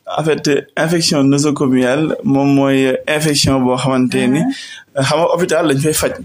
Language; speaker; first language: Wolof; native; Wolof